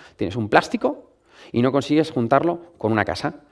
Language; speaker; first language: Spanish; native; Spanish